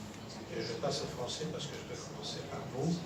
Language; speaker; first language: French; non-native, fluent; Spanish